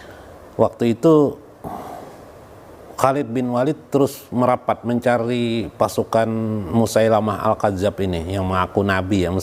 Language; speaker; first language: Indonesian; native; Indonesian